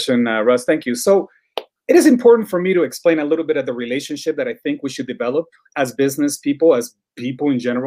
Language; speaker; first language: English; non-native, fluent; Spanish